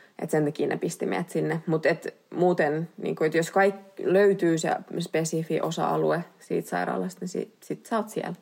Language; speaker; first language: Finnish; native; Finnish